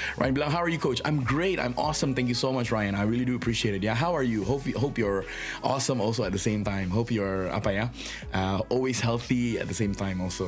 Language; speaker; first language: English; non-native, fluent; Indonesian